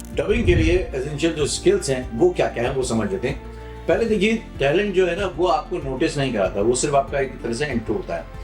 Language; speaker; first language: Hindi; native; Hindi